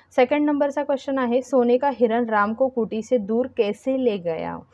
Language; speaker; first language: Hindi; non-native, local second language; Marathi